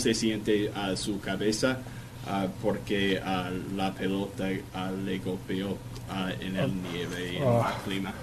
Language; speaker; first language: Spanish; non-native, learner; English